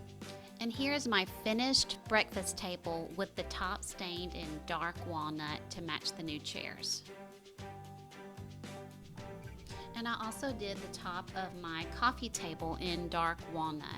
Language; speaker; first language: English; native; English